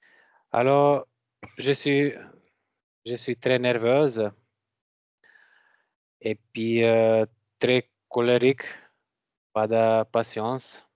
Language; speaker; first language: French; non-native, learner; Macedonian